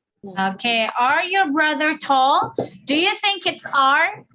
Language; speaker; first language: English; non-native, fluent; Indonesian